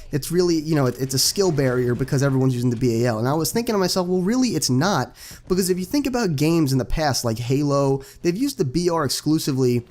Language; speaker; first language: English; native; English